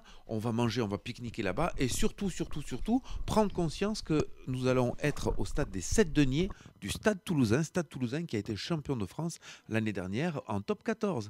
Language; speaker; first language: French; native; French